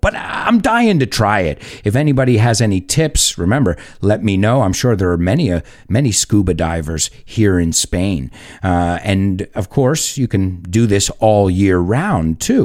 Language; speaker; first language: English; native; English